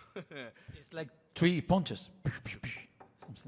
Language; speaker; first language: English; non-native, learner; Spanish